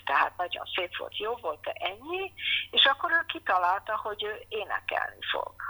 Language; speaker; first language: Hungarian; early bilingual, heritage; Hungarian